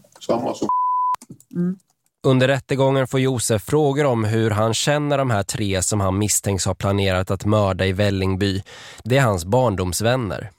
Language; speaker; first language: Swedish; native; Swedish